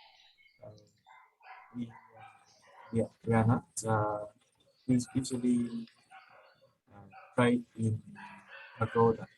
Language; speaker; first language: English; non-native, learner; Vietnamese